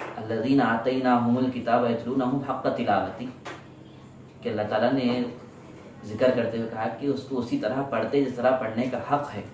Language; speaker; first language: Urdu; native; Urdu